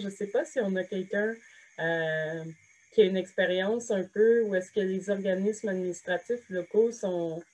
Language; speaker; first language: French; native; French